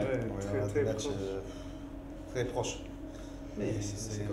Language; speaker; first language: French; non-native, learner; English